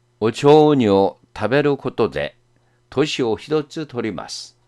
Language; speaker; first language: Japanese; non-native, fluent; Korean